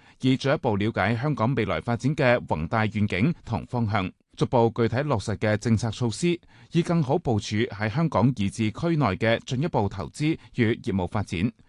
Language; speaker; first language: Chinese; non-native, local second language; Cantonese